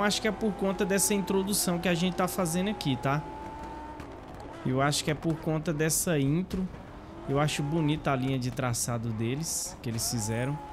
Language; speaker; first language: Portuguese; native; Portuguese